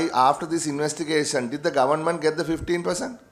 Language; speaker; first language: English; non-native, local second language; Sinhala